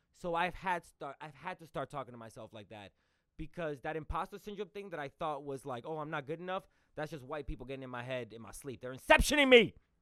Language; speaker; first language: English; early bilingual, other home language; Spanish